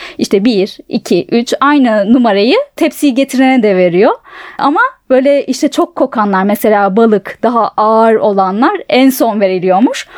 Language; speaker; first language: Turkish; native; Turkish